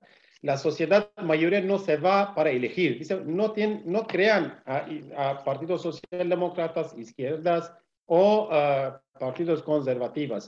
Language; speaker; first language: Spanish; non-native, learner; Kurdish